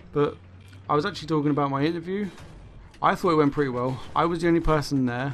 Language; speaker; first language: English; native; English